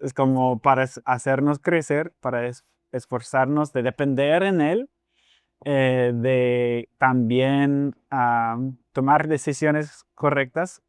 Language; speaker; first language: Spanish; non-native, fluent; English